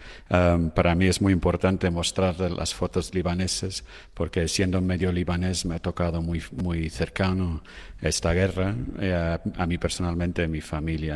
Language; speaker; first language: Spanish; non-native, fluent; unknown